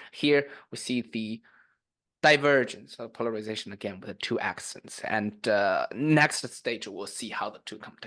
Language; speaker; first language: English; non-native, fluent; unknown